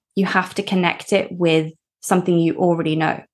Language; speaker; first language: English; early bilingual, other home language; Norwegian